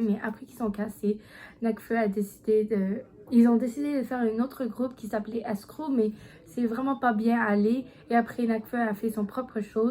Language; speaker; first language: French; non-native, learner; English